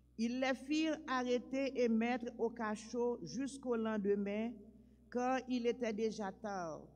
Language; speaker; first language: French; non-native, local second language; Haitian Creole